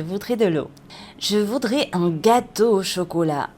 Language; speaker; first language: French; non-native, fluent; Spanish